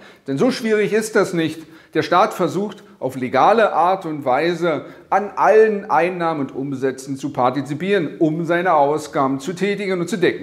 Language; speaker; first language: German; native; German